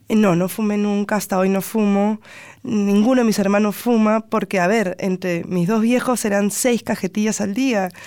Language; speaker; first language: Spanish; native; Spanish